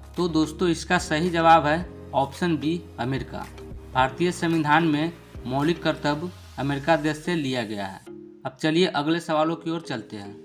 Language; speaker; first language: Hindi; native; Hindi